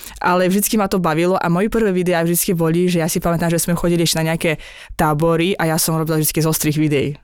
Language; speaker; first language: Slovak; non-native, fluent; Azerbaijani